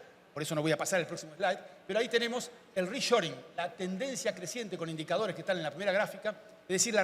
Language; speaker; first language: Spanish; native; Spanish